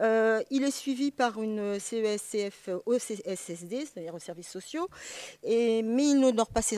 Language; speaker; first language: French; native; French